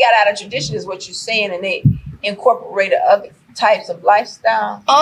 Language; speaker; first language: English; native; English